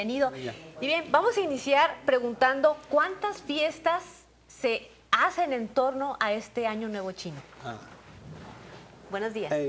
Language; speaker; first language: Spanish; native; Spanish